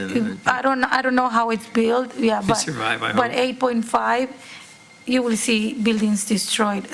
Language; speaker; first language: English; non-native, fluent; Spanish